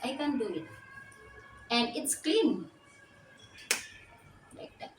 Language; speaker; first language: English; non-native, local second language; Cebuano